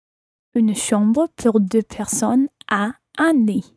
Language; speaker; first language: French; non-native, learner; English